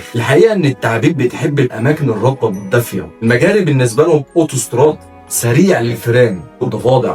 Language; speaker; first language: Arabic; native; Arabic